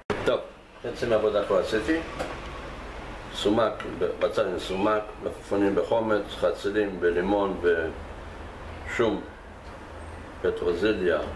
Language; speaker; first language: Hebrew; native; Hebrew